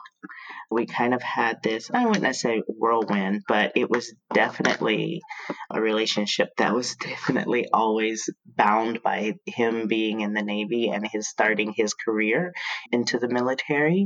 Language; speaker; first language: English; native; English